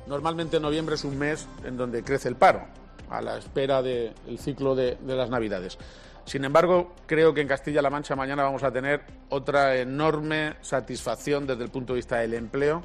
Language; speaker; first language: Spanish; native; Spanish